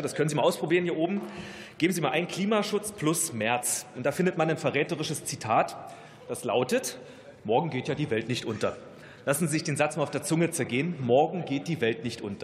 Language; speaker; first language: German; native; German